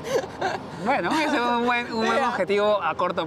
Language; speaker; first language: Spanish; native; Spanish